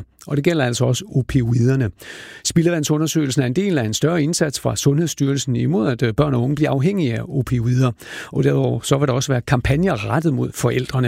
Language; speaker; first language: Danish; native; Danish